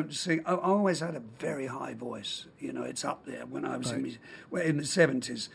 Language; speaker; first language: English; native; English